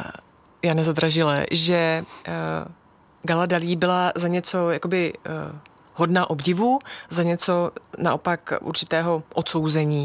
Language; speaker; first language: Czech; native; Czech